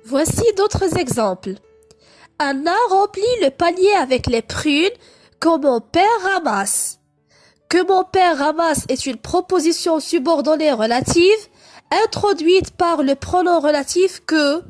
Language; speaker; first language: French; non-native, local second language; Arabic